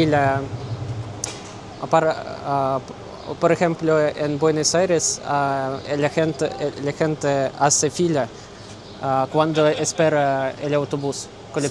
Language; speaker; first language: Spanish; non-native, learner; Russian